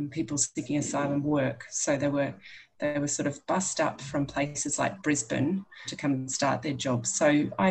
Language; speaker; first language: English; native; English